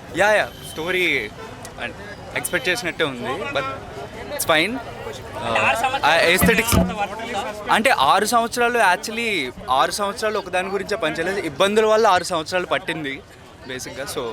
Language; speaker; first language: Telugu; native; Telugu